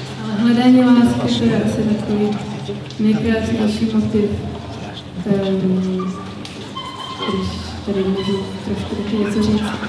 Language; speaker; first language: Czech; early bilingual, heritage; Czech